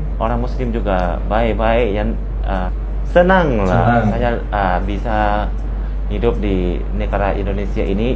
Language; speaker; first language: Indonesian; non-native, fluent; Lao